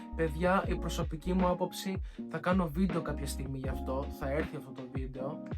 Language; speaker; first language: Greek; early bilingual, other home language; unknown